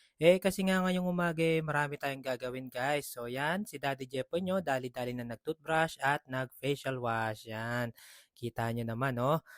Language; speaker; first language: Filipino; native; Filipino